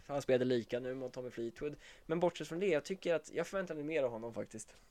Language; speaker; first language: Swedish; native; Swedish